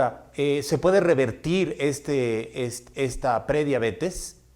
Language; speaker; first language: Spanish; native; Spanish